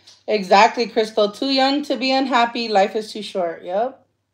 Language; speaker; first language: English; early bilingual, other home language; Spanish